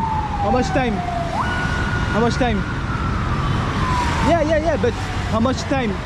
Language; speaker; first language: English; non-native, learner; French